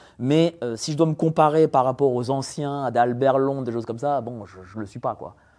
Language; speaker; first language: French; early bilingual, other home language; Polish